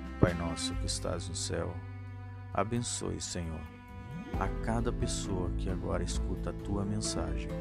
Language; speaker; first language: Portuguese; native; Portuguese